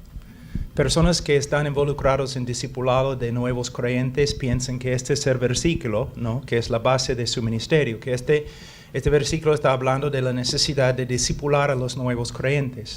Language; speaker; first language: Spanish; non-native, fluent; English